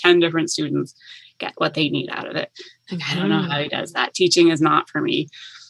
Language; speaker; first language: English; native; English